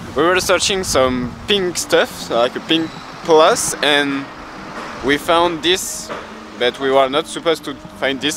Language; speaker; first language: English; non-native, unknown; French